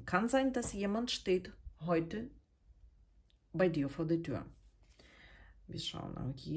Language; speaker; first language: German; non-native, fluent; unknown